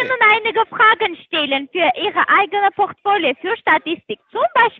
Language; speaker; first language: German; non-native, learner; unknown